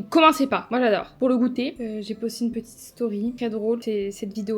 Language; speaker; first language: French; native; French